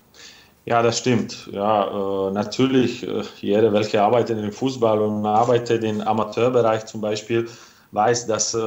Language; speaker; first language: German; non-native, fluent; Slovak